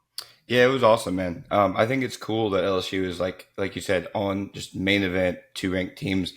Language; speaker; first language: English; native; English